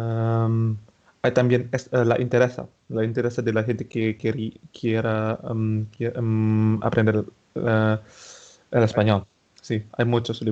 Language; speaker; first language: Spanish; non-native, fluent; Indonesian